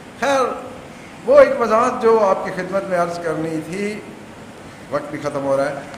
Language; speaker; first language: Urdu; non-native, local second language; Punjabi